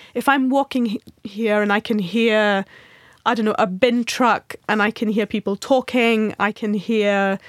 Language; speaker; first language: English; non-native, local second language; Hindi